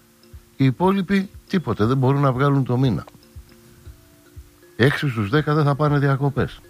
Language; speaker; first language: Greek; native; Greek